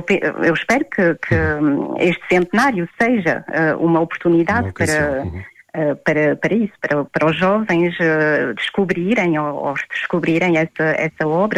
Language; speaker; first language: Portuguese; native; Portuguese